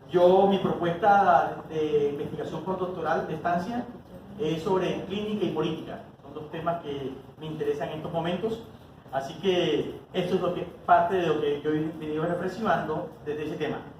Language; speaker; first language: Spanish; native; Spanish